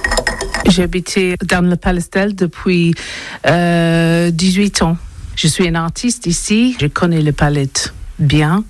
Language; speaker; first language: French; non-native, learner; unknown